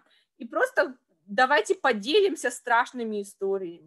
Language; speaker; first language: Russian; native; Russian